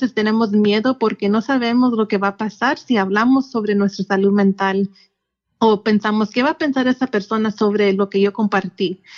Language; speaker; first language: Spanish; early bilingual, heritage; Spanish